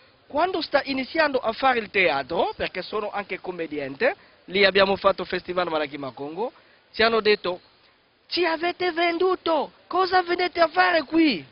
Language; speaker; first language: Italian; non-native, fluent; Kongo